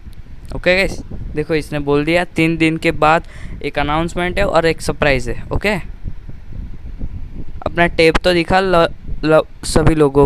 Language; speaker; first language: Hindi; native; Hindi